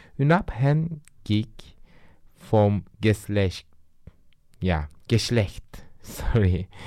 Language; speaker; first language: German; non-native, learner; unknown